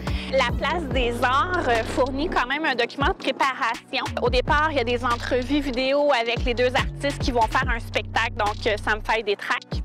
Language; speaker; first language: French; native; French